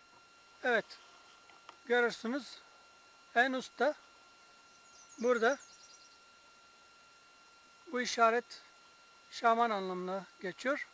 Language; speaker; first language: Turkish; non-native, fluent; English